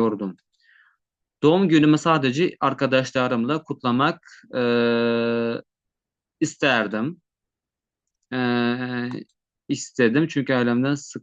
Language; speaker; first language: Turkish; non-native, fluent; Uzbek